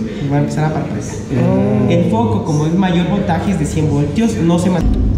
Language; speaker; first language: Spanish; native; Spanish